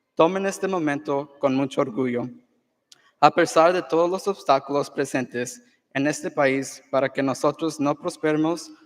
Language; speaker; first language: Spanish; early bilingual, heritage; Spanish